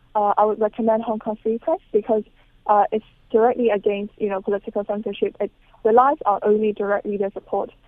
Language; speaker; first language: English; non-native, local second language; Cantonese